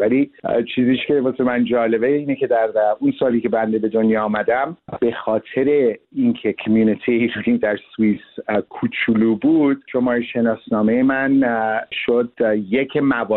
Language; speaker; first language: Persian; early bilingual, heritage; Persian